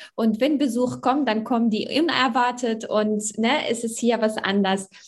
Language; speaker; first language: German; early bilingual, other home language; Arabic